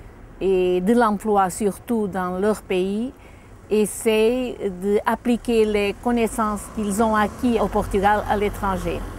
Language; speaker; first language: French; non-native, fluent; Portuguese